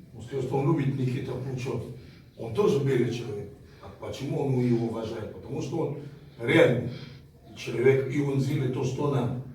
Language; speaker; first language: Russian; non-native, fluent; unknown